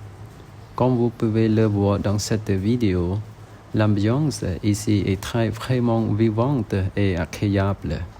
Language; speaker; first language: French; non-native, fluent; Khmer